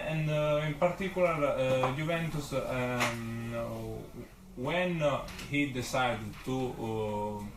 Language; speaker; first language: English; non-native, learner; Italian